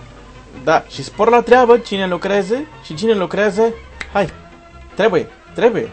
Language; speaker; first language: Romanian; non-native, learner; Portuguese